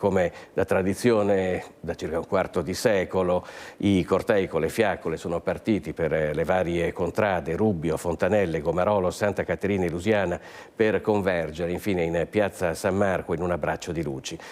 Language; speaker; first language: Italian; native; Italian